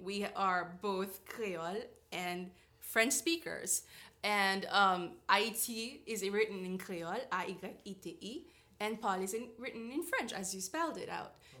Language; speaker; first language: English; non-native, fluent; Haitian Creole